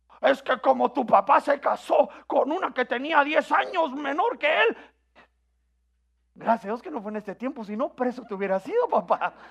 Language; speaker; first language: Spanish; native; Spanish